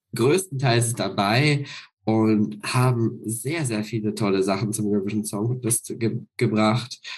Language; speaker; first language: German; native; German